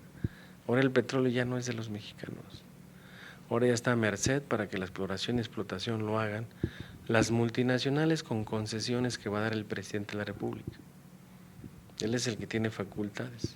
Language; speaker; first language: Spanish; native; Spanish